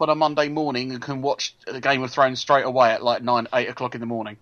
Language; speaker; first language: English; native; English